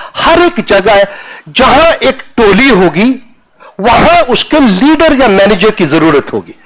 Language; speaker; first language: Hindi; non-native, local second language; Punjabi